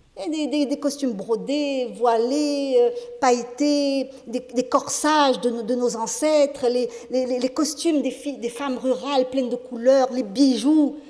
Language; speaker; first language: French; non-native, local second language; Arabic